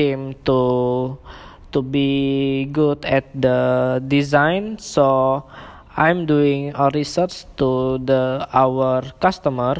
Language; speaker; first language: English; non-native, learner; Indonesian